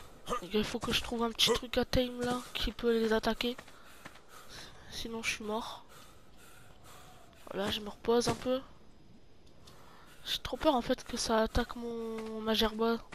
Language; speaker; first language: French; native; French